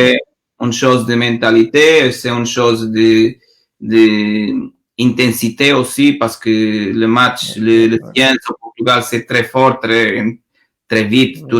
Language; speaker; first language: French; non-native, learner; Portuguese